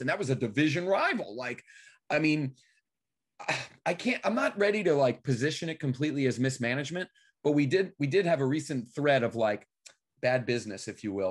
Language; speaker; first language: English; native; English